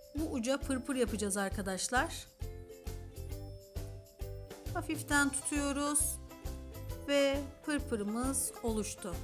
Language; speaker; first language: Turkish; native; Turkish